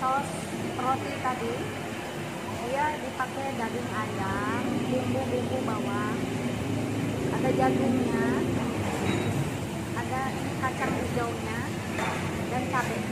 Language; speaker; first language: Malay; non-native, local second language; Sundanese